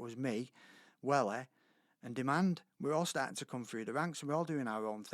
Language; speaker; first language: English; native; English